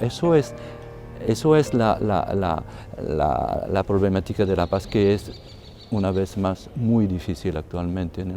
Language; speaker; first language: Spanish; non-native, fluent; French